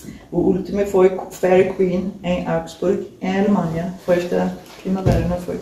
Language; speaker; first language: Portuguese; non-native, learner; Swedish